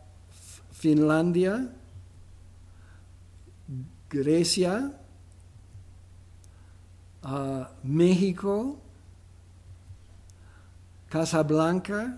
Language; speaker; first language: Spanish; non-native, fluent; English